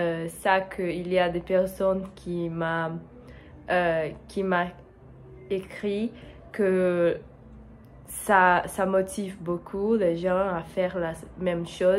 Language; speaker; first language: French; non-native, learner; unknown